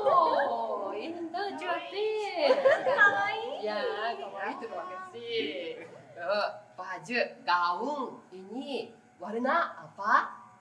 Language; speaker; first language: Indonesian; non-native, learner; Japanese